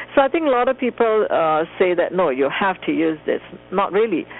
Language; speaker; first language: English; non-native, local second language; Tamil